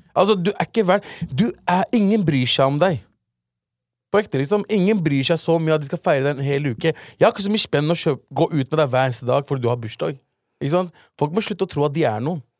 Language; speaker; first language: Norwegian; early bilingual, other home language; Urdu